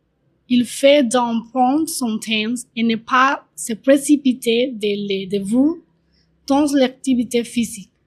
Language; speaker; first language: French; non-native, learner; Spanish